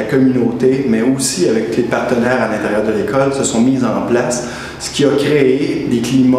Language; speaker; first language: French; native; French